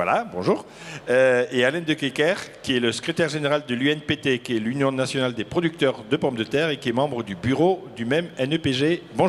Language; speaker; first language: French; native; French